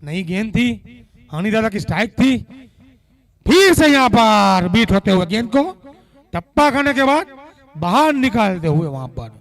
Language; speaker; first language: Hindi; non-native, local second language; Gujarati